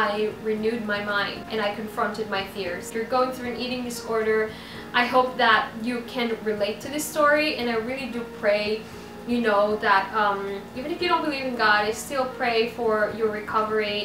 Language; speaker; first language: English; non-native, local second language; Filipino